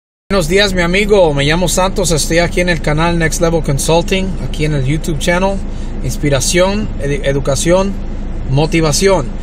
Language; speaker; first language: Spanish; early bilingual, heritage; Spanish